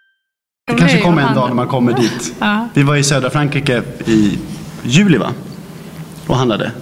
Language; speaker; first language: Swedish; native; Swedish